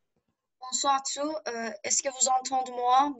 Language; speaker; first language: French; non-native, learner; Turkish